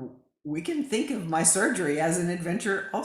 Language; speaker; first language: English; native; English